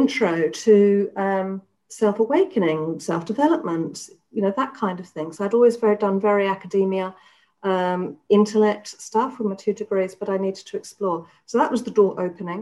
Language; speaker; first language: English; native; English